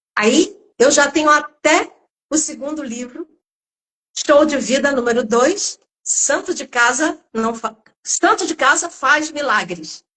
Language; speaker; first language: Portuguese; native; Portuguese